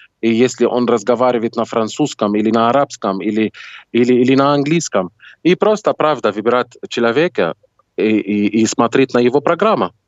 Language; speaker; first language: Russian; non-native, fluent; Arabic